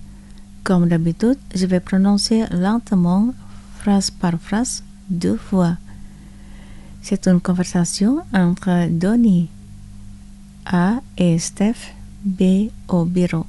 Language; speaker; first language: French; non-native, fluent; Indonesian